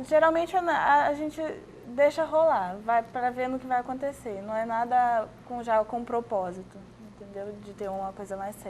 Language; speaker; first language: Portuguese; native; Portuguese